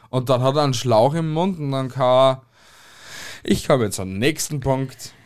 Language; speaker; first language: German; native; German